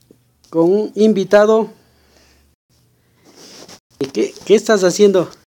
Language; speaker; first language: Spanish; native; Spanish